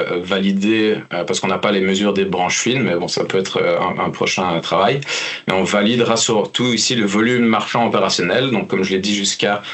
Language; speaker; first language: French; native; French